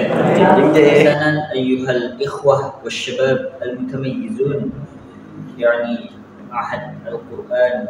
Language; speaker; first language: Arabic; non-native, learner; Indonesian